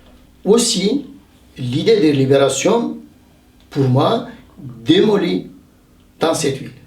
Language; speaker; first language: French; non-native, fluent; Turkish